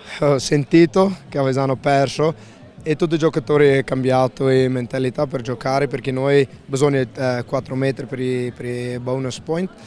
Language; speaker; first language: Italian; non-native, learner; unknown